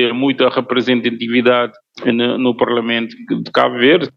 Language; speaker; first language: Portuguese; non-native, local second language; Kabuverdianu